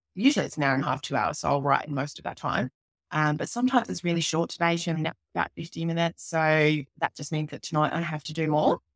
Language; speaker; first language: English; native; English